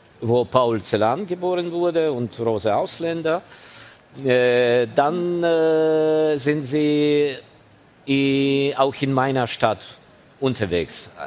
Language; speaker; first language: German; non-native, fluent; Ukrainian